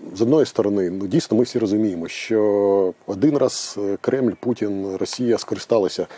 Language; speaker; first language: Ukrainian; native; Ukrainian